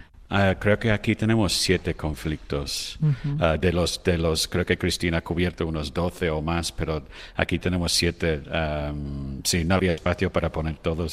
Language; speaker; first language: Spanish; non-native, fluent; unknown